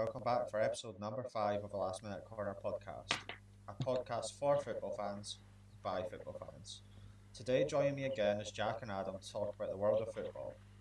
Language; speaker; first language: English; native; English